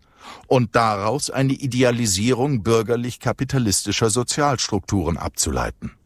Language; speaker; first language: German; native; German